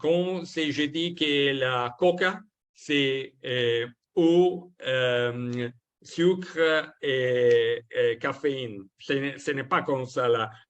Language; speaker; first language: French; non-native, learner; Italian